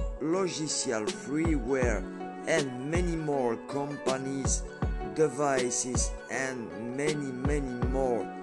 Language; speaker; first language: English; non-native, learner; French